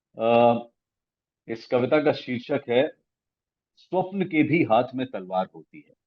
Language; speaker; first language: Hindi; non-native, local second language; Punjabi